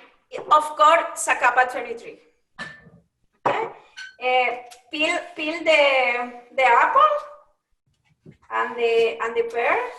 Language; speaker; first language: English; non-native, learner; Spanish